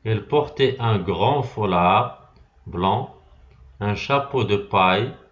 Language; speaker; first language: French; non-native, local second language; Arabic